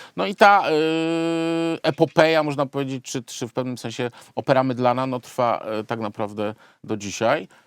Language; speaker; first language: Polish; native; Polish